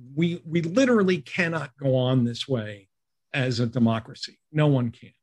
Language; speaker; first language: English; native; English